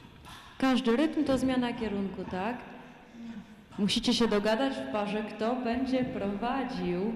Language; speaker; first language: Polish; native; Polish